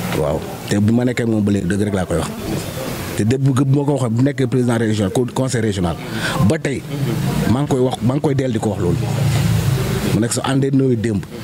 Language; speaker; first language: Wolof; non-native, local second language; Fula